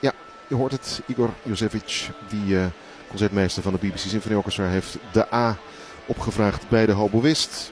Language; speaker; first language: Dutch; native; Dutch